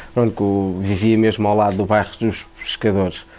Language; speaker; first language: Portuguese; native; Portuguese